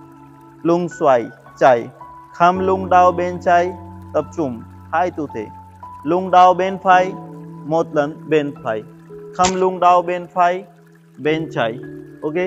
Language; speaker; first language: Vietnamese; non-native, learner; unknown